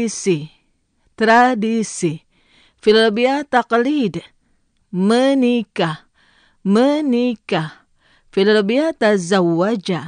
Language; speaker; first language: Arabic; non-native, fluent; Indonesian